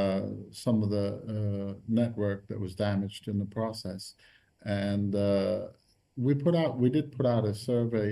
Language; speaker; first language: English; non-native, fluent; Arabic